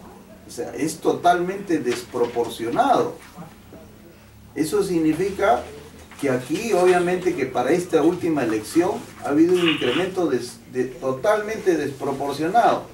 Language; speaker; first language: Spanish; native; Spanish